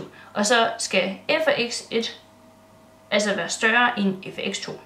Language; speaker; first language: Danish; native; Danish